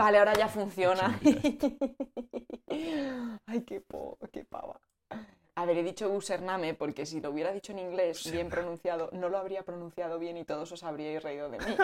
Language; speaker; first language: Spanish; native; Spanish